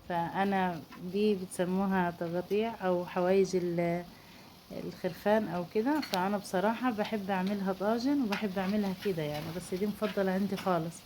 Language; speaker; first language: Arabic; native; Arabic